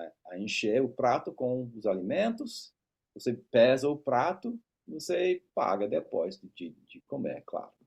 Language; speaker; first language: Portuguese; non-native, fluent; English